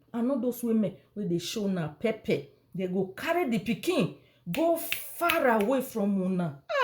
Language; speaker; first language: Nigerian Pidgin; non-native, local second language; Bini